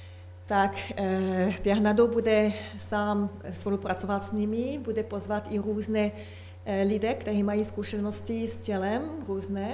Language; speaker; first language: Czech; non-native, learner; French